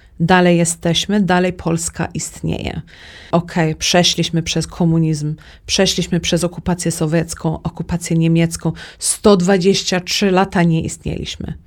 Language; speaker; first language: Polish; early bilingual, heritage; Polish